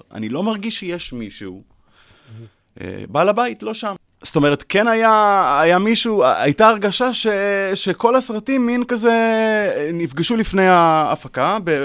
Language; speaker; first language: Hebrew; native; Hebrew